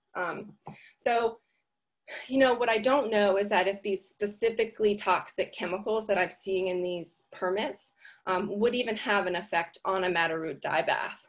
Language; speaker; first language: English; native; English